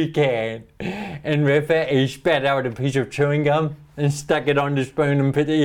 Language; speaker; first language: English; native; English